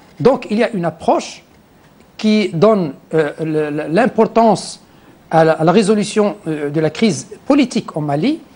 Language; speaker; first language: French; non-native, local second language; Arabic